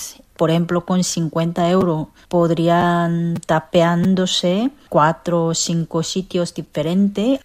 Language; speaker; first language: Spanish; non-native, fluent; Korean